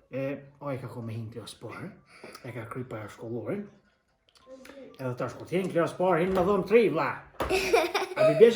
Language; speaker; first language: Albanian; native; Albanian